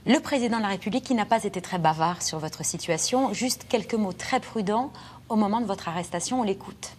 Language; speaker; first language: French; native; French